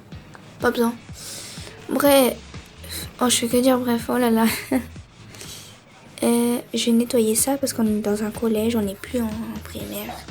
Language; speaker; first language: French; native; French